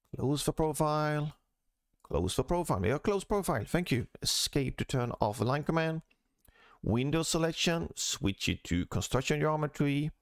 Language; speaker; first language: English; non-native, fluent; Swedish